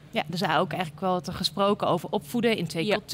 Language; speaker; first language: Dutch; native; Dutch